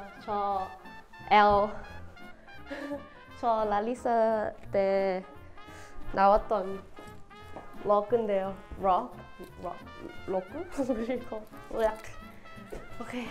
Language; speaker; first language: Korean; non-native, fluent; Thai